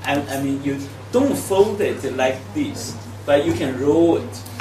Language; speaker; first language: English; non-native, fluent; Chinese